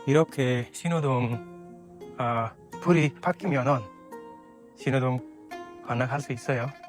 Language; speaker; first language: Korean; non-native, learner; Nepali